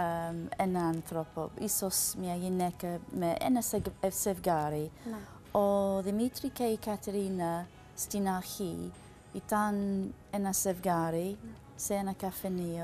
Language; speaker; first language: Greek; non-native, learner; English